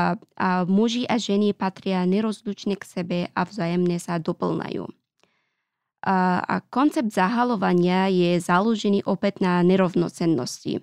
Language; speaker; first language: Slovak; non-native, learner; Pashto